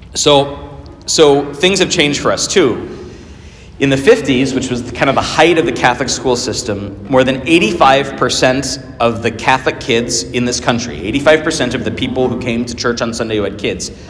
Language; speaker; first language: English; native; English